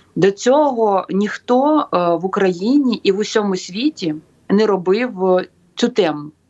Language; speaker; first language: Ukrainian; native; Ukrainian